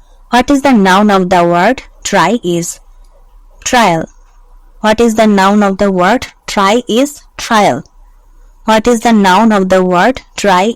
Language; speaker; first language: English; non-native, local second language; Bangla